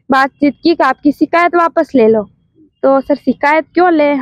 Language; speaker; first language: Hindi; native; Hindi